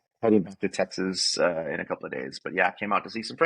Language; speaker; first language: English; native; English